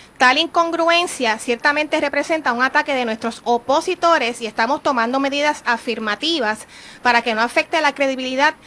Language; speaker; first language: Spanish; native; Spanish